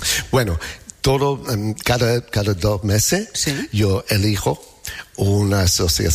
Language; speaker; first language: Spanish; non-native, learner; English